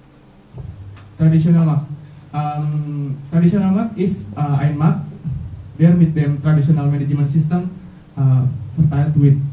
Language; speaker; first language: German; non-native, learner; Indonesian